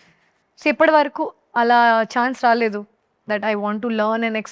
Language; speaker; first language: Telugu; non-native, local second language; Hindi